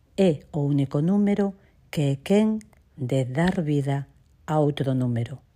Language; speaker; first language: Galician; native; Galician